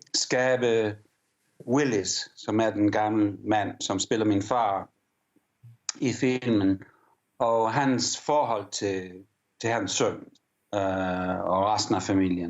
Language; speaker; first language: Danish; early bilingual, heritage; English